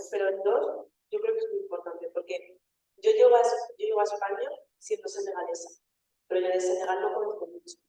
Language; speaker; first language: Spanish; early bilingual, other home language; Wolof